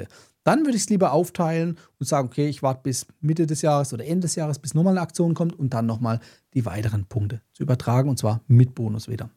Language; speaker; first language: German; native; German